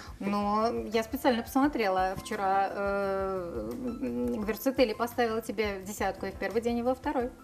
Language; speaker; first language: Russian; native; Russian